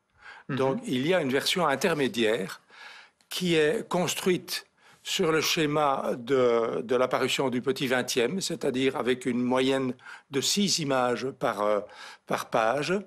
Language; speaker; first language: French; native; French